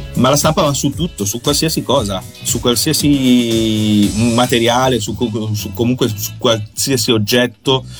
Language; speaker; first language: Italian; native; Italian